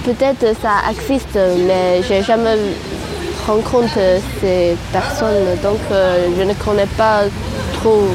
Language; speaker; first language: French; non-native, learner; Chinese